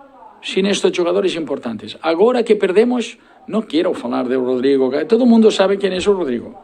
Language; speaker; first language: Portuguese; non-native, learner; Spanish